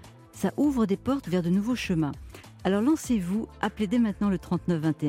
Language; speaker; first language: French; native; French